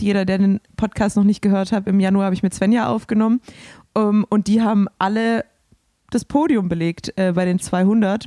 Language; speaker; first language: German; native; German